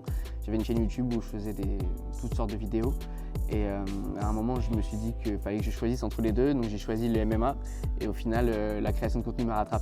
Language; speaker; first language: French; native; French